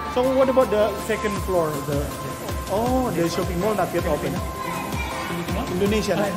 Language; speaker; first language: English; non-native, learner; Indonesian